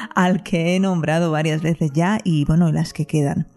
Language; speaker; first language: Spanish; non-native, local second language; Catalan